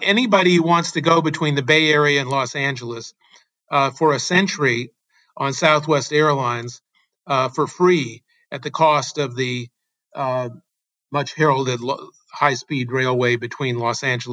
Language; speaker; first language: English; native; English